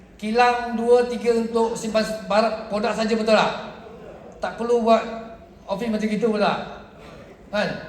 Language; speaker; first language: Malay; non-native, local second language; Chinese